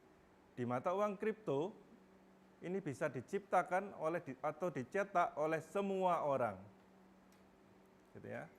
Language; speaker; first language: Indonesian; native; Indonesian